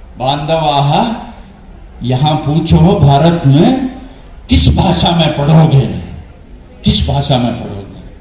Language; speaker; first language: Hindi; non-native, local second language; Konkani